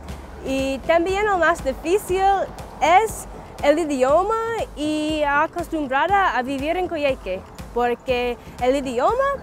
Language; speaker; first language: Spanish; non-native, learner; English